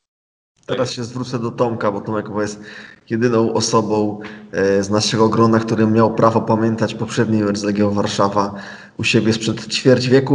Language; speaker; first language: Polish; native; Polish